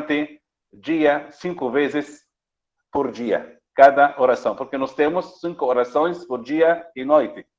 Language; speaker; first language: Portuguese; non-native, fluent; Arabic